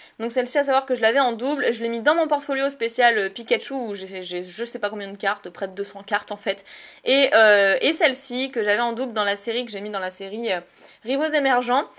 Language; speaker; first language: French; native; French